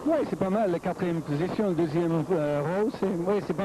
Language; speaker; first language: French; non-native, learner; English